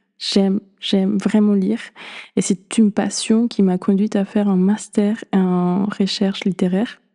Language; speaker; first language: French; non-native, fluent; Spanish